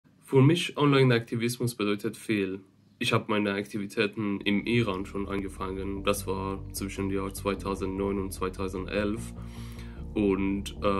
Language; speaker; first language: German; non-native, fluent; Persian